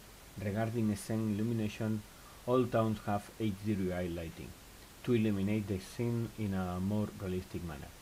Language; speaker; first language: English; non-native, fluent; Spanish